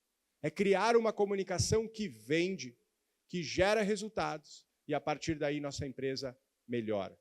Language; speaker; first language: Portuguese; native; Portuguese